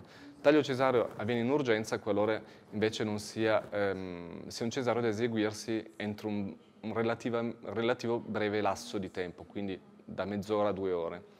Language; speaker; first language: Italian; native; Italian